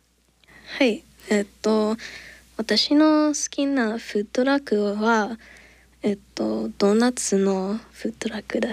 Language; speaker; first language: Japanese; non-native, learner; English